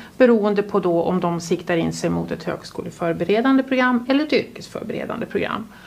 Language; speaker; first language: Swedish; native; Swedish